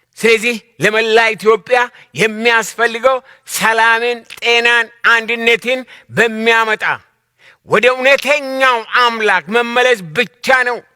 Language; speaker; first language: Amharic; non-native, local second language; Oromo